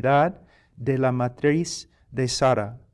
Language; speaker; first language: Spanish; non-native, fluent; English